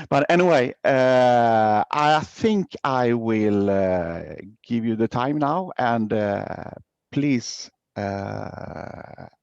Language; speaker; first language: English; non-native, fluent; Swedish